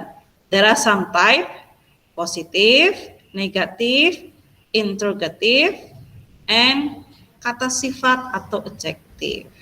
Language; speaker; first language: English; non-native, fluent; Indonesian